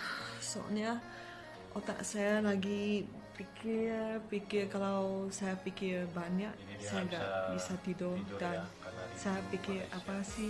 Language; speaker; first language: Indonesian; non-native, fluent; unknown